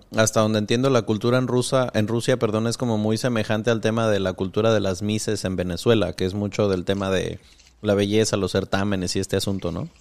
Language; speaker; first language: Spanish; native; Spanish